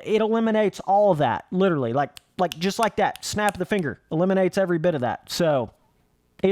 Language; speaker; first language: English; native; English